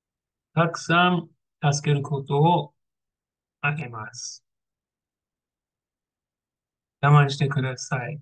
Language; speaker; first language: Japanese; non-native, learner; English